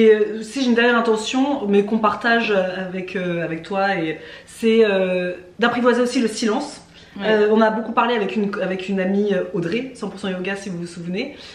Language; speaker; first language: French; native; French